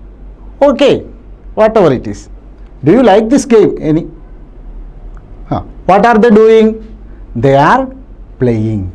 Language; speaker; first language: English; non-native, local second language; Malayalam